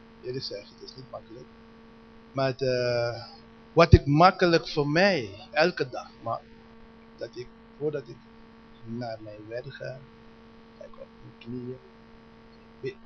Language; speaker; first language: Dutch; non-native, learner; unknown